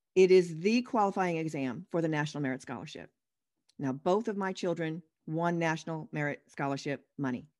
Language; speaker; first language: English; native; English